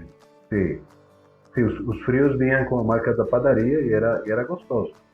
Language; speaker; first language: Portuguese; non-native, fluent; Spanish